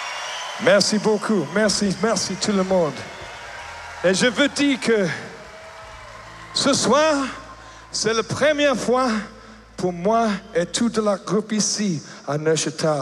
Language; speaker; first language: French; non-native, learner; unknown